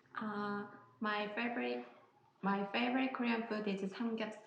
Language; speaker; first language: English; non-native, learner; Korean